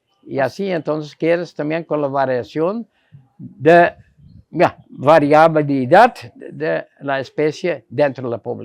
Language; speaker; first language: Spanish; non-native, fluent; Dutch